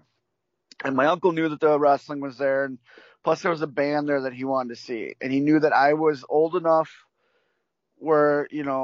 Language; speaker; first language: English; native; English